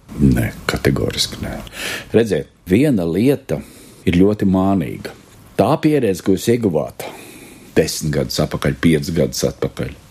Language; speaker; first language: Latvian; native; Latvian